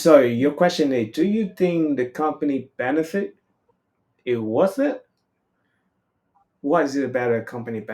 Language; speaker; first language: English; non-native, fluent; Vietnamese